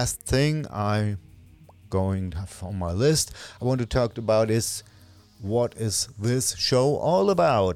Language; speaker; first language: English; non-native, learner; German